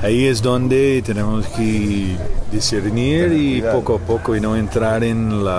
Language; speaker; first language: Spanish; non-native, learner; English